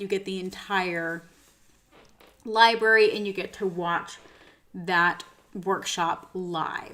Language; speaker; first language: English; native; English